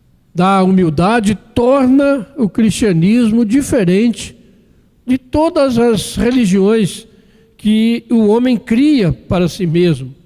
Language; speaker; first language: Portuguese; native; Portuguese